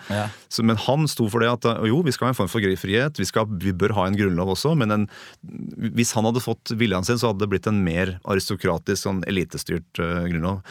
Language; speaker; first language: Norwegian; native; Norwegian